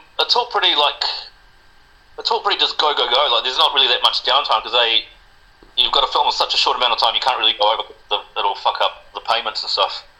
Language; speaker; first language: English; non-native, local second language; Spanish